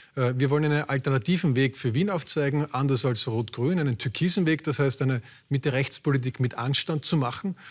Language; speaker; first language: German; native; German